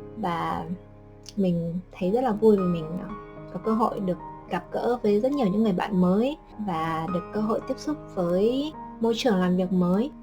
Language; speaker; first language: Vietnamese; native; Vietnamese